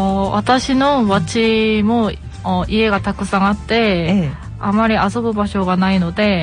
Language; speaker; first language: Japanese; non-native, learner; Korean